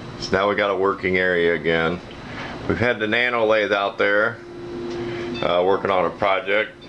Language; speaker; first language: English; native; English